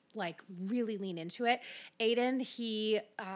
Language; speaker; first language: English; native; English